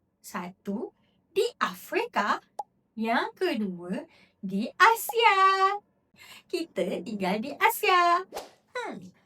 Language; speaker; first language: Malay; native; Malay